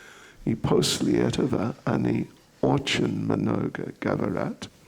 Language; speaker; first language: Russian; non-native, learner; English